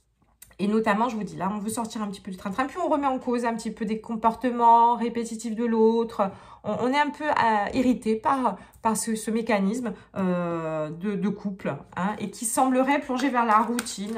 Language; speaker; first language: French; native; French